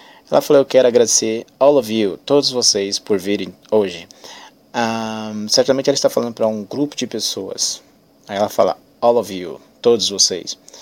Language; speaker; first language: Portuguese; native; Portuguese